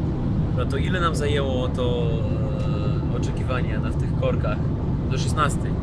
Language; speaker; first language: Polish; non-native, fluent; Russian